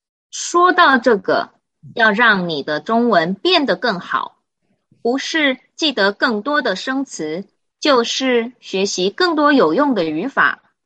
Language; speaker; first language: Chinese; native; Chinese